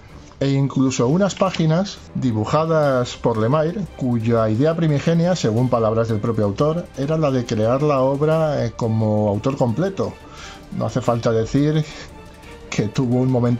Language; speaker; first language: Spanish; native; Spanish